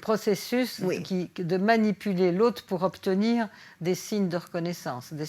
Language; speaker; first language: French; native; French